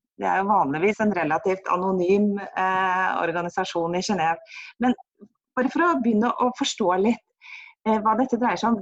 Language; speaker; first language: Norwegian; native; Norwegian